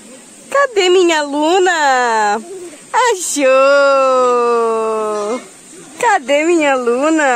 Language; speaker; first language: Portuguese; native; Portuguese